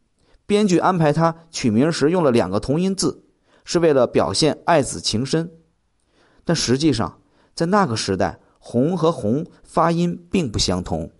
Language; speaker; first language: Chinese; native; Chinese